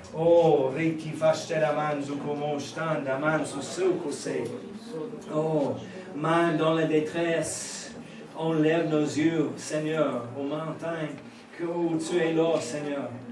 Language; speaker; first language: French; non-native, fluent; English